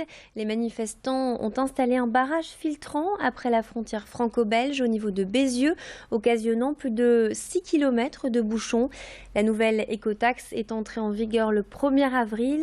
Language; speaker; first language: French; native; French